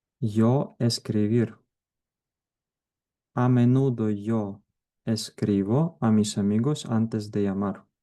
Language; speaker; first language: Spanish; non-native, fluent; Ukrainian